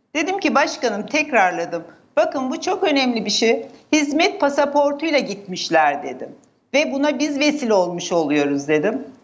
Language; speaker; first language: Turkish; native; Turkish